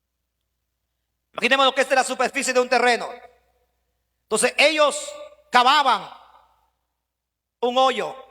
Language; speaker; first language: Spanish; native; Spanish